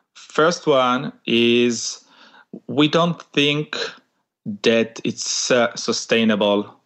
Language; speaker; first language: English; non-native, fluent; Hebrew